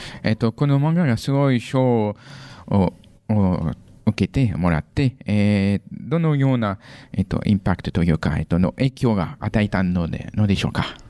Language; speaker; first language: Japanese; non-native, fluent; French